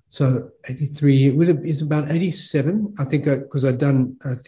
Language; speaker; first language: English; native; English